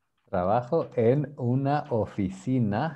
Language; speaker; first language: Spanish; non-native, fluent; English